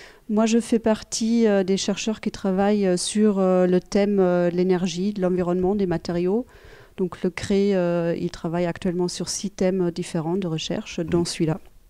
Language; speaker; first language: French; non-native, fluent; German